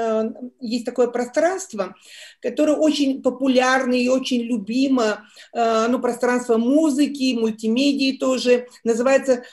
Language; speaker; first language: Russian; non-native, fluent; Bulgarian